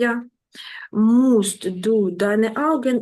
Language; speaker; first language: German; non-native, fluent; Ukrainian